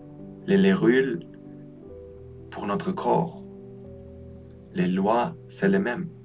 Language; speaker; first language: French; non-native, learner; Polish